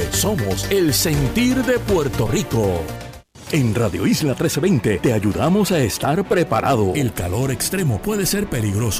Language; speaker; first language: Spanish; native; Spanish